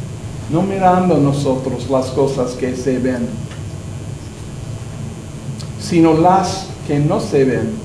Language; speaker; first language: Spanish; non-native, learner; English